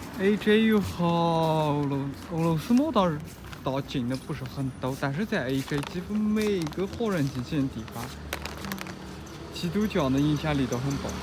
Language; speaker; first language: Chinese; native; Chinese